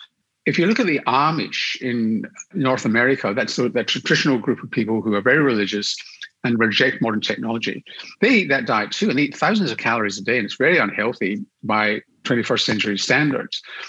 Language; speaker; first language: English; native; English